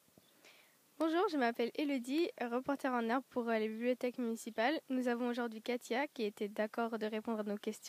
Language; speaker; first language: French; native; French